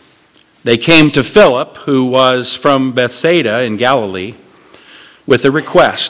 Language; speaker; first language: English; native; English